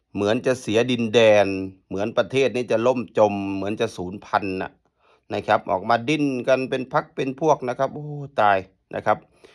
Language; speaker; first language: Thai; native; Thai